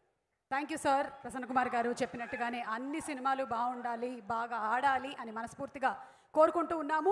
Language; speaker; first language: Telugu; native; Telugu